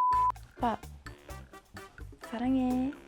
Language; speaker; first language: Korean; non-native, fluent; Swedish